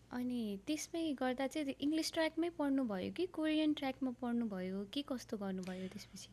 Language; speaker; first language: Nepali; native; Nepali